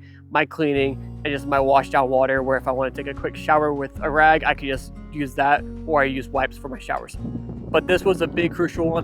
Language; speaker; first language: English; native; English